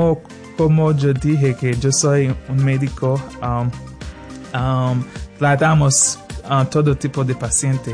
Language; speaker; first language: Spanish; non-native, fluent; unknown